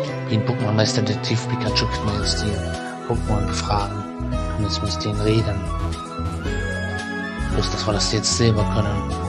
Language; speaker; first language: German; native; German